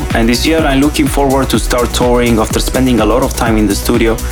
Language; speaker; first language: English; non-native, fluent; Italian